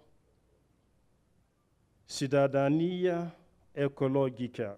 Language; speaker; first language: Spanish; non-native, learner; Akan